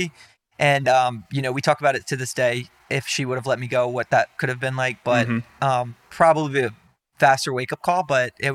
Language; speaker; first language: English; native; English